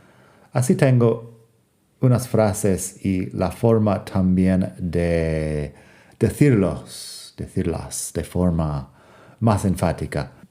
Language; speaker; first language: Spanish; non-native, fluent; English